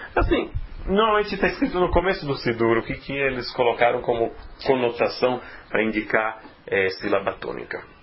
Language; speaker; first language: Portuguese; native; Portuguese